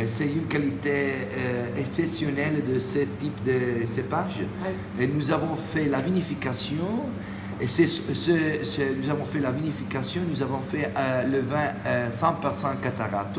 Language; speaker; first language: French; non-native, learner; Italian